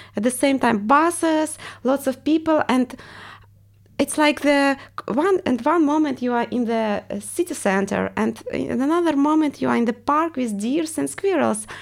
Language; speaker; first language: English; non-native, fluent; Estonian